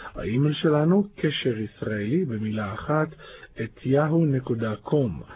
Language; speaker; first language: Hebrew; native; Hebrew